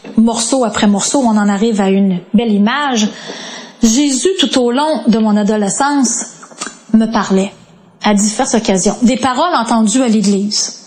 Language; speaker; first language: French; native; French